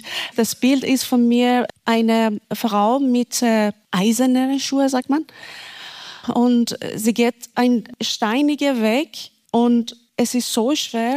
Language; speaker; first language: German; non-native, fluent; Persian